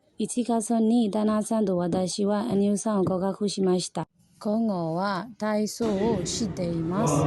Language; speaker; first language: Japanese; non-native, learner; Burmese